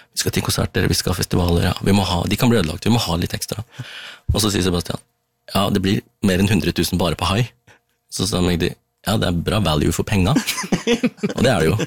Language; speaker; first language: Norwegian; early bilingual, other home language; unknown